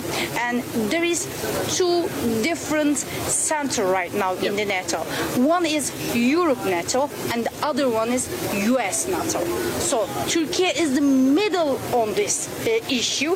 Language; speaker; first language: English; non-native, fluent; Turkish